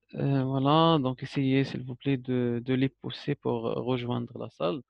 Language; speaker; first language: French; non-native, local second language; Arabic